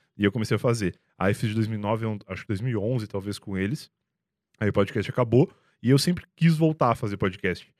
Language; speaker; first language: Portuguese; native; Portuguese